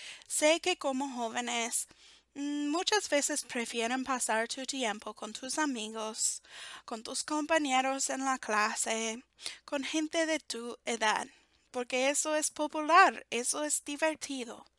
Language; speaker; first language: Spanish; non-native, fluent; English